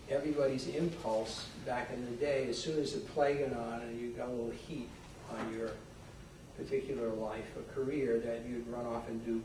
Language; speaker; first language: English; native; English